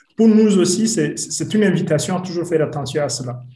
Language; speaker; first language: French; non-native, local second language; Rundi